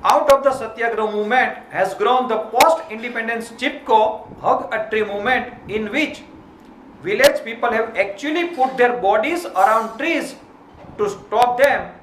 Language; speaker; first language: English; non-native, local second language; Gujarati